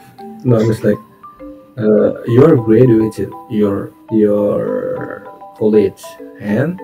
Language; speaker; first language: English; non-native, learner; Indonesian